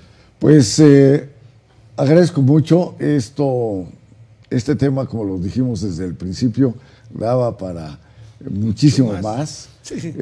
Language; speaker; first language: Spanish; native; Spanish